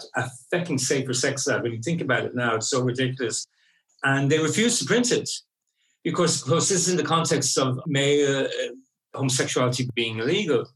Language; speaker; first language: English; native; English